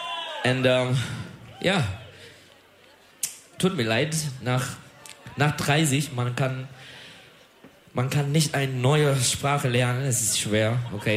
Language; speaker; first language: German; non-native, learner; Turkish